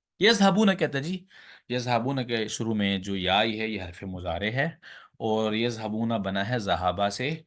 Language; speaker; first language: Urdu; native; Urdu